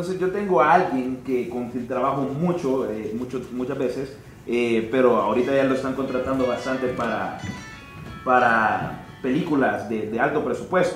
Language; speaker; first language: Spanish; native; Spanish